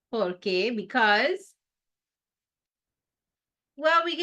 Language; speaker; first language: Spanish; non-native, fluent; English